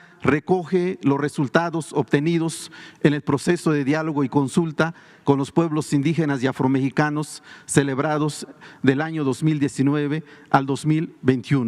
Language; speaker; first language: Spanish; non-native, local second language; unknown